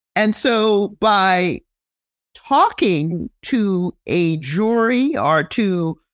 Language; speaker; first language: English; native; English